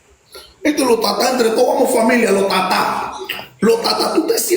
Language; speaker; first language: Spanish; native; Spanish